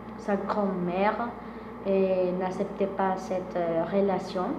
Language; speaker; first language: French; non-native, fluent; Spanish